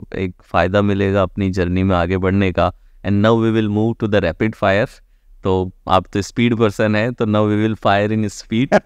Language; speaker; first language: Hindi; native; Hindi